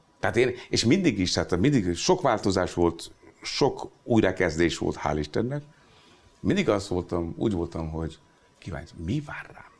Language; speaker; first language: Hungarian; non-native, fluent; Hindi